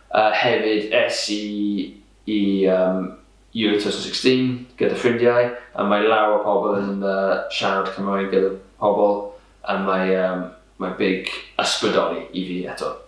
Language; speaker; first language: Welsh; non-native, local second language; English